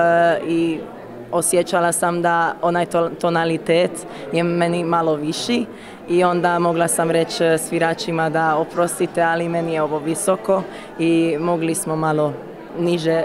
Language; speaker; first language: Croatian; early bilingual, heritage; Croatian